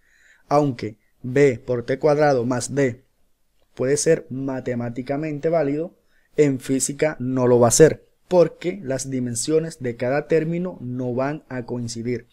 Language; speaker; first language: Spanish; native; Spanish